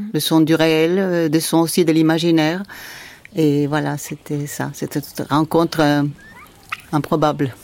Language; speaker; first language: French; non-native, fluent; Spanish